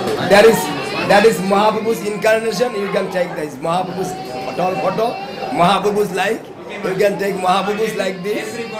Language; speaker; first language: English; non-native, local second language; Bangla